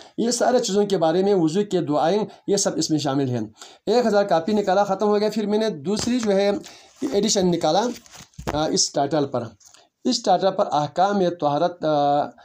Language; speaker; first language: Urdu; non-native, local second language; Balti